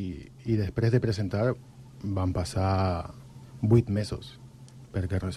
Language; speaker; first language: Catalan; non-native, learner; Spanish